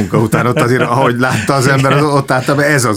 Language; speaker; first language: Hungarian; native; Hungarian